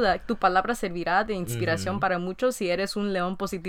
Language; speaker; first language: Spanish; early bilingual, heritage; Spanish